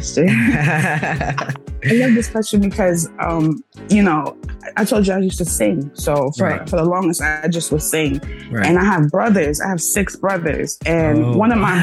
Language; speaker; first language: English; native; English